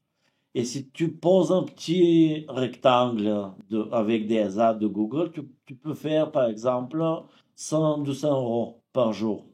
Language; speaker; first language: French; non-native, fluent; Bulgarian